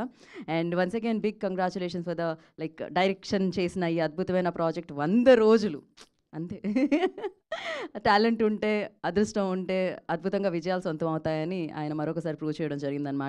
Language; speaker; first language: Telugu; native; Telugu